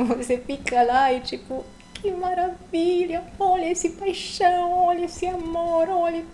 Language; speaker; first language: Portuguese; non-native, fluent; Hungarian